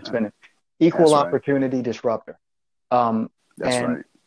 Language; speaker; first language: English; native; English